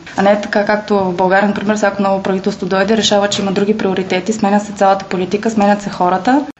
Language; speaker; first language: Bulgarian; native; Bulgarian